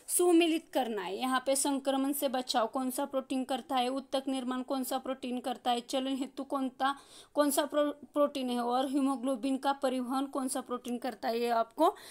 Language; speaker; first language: Hindi; non-native, local second language; Marathi